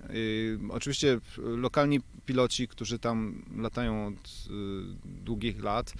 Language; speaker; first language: Polish; native; Polish